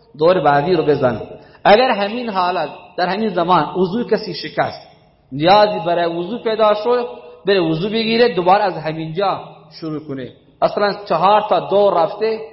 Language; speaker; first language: Persian; non-native, local second language; Baluchi